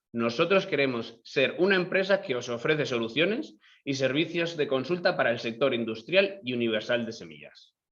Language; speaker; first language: Spanish; native; Spanish